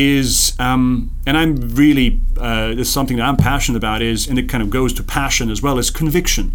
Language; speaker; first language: English; non-native, fluent; Serbian